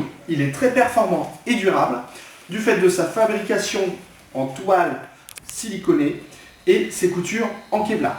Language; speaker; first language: French; native; French